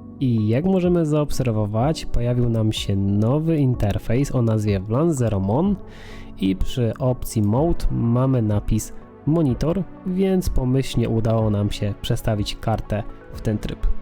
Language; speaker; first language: Polish; native; Polish